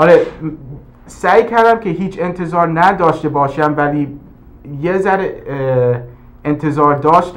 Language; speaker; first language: Persian; early bilingual, heritage; English